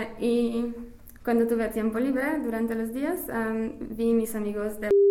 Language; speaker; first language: Spanish; non-native, fluent; English